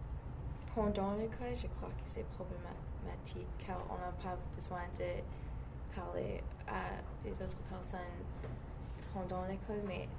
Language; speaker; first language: French; non-native, learner; English